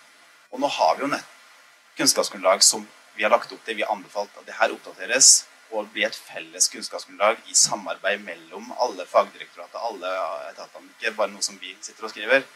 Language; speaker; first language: Norwegian; native; Norwegian